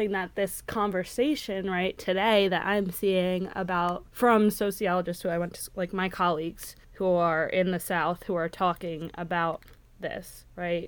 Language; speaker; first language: English; native; English